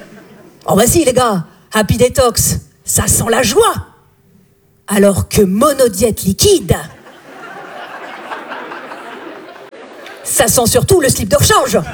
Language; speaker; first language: French; native; French